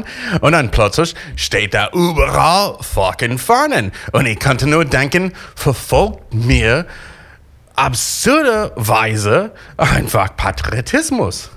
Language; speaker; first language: German; non-native, fluent; English